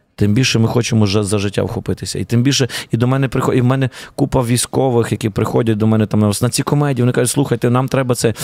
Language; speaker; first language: Ukrainian; native; Ukrainian